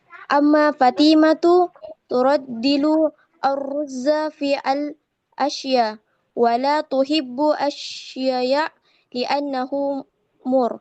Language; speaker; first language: Arabic; non-native, learner; Indonesian